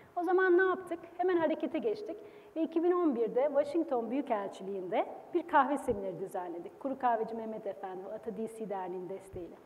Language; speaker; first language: Turkish; native; Turkish